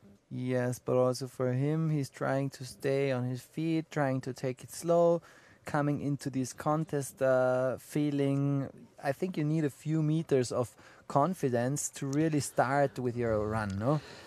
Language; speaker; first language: English; non-native, fluent; German